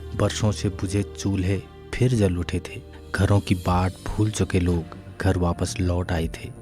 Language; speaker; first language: Hindi; native; Hindi